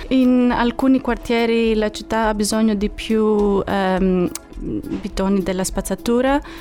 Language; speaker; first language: Italian; non-native, learner; Greek